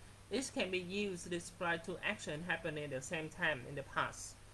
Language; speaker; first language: English; non-native, fluent; Vietnamese